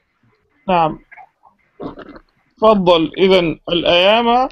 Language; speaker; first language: Arabic; non-native, fluent; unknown